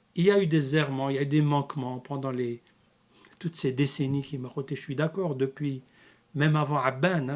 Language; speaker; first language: French; non-native, local second language; Arabic